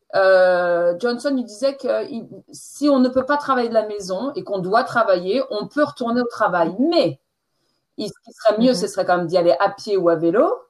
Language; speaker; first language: French; native; French